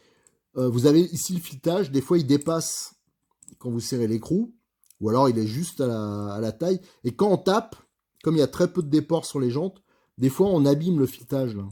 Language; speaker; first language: French; native; French